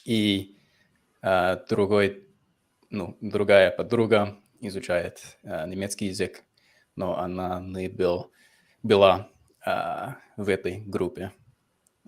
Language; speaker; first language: Russian; non-native, fluent; English